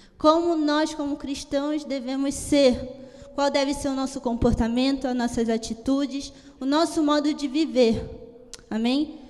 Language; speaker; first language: Portuguese; early bilingual, heritage; Italian